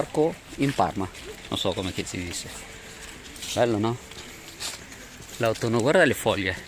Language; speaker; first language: Italian; non-native, fluent; Filipino